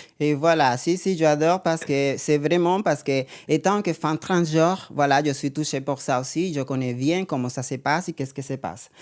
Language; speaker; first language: French; non-native, fluent; Spanish